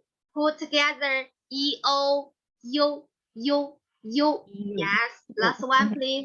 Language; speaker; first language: English; non-native, learner; Chinese